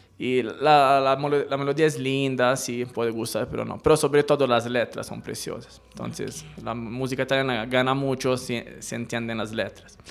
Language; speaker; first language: Spanish; non-native, fluent; Italian